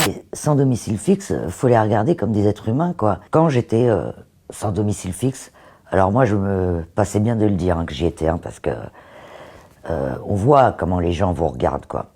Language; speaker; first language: French; native; French